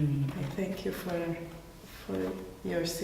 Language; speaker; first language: English; non-native, fluent; Portuguese